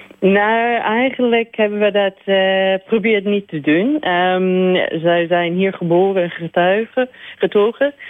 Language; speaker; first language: Dutch; non-native, learner; English